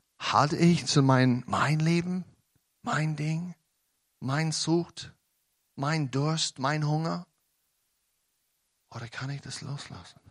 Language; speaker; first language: German; non-native, learner; English